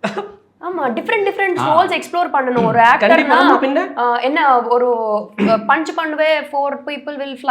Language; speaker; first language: Tamil; non-native, learner; Telugu